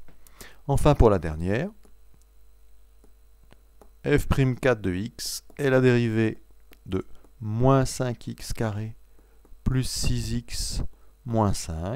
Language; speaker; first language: French; native; French